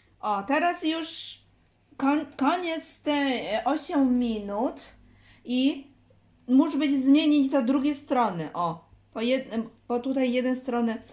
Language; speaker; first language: Polish; non-native, learner; Chinese